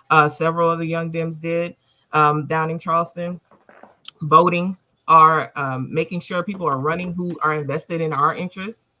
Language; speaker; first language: English; native; English